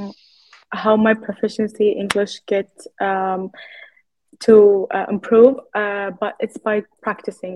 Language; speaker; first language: English; non-native, fluent; Arabic